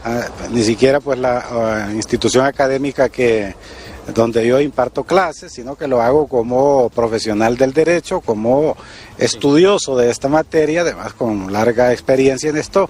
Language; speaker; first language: Spanish; native; Spanish